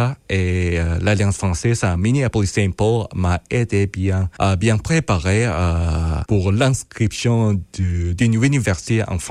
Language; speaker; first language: French; non-native, fluent; Korean